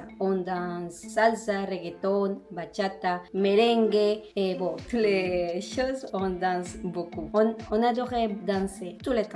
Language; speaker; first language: French; non-native, learner; Spanish